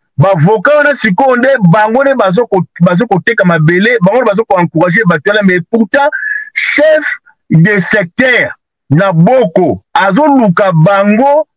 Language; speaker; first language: Lingala; non-native, local second language; Kongo